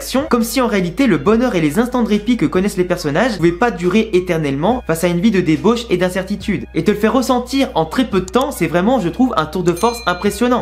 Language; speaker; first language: French; native; French